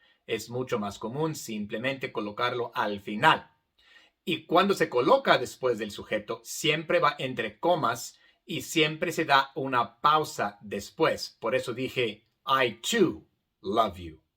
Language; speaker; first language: Spanish; non-native, fluent; English